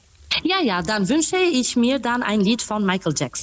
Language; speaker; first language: German; non-native, fluent; Albanian